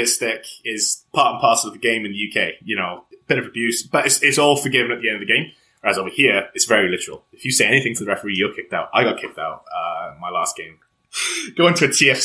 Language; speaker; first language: English; native; English